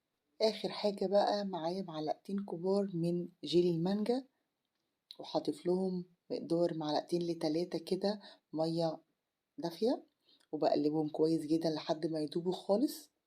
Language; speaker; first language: Arabic; native; Arabic